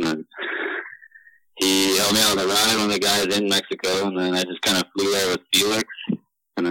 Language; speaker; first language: English; native; English